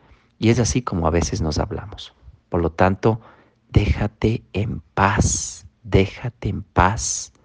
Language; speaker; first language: Spanish; native; Spanish